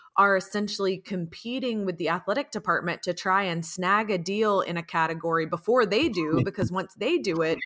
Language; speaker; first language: English; native; English